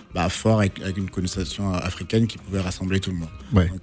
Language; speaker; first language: French; non-native, local second language; Lingala